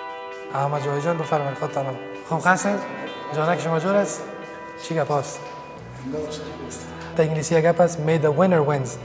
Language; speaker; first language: Persian; native; Persian